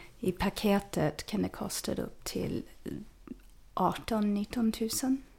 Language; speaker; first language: Swedish; non-native, fluent; English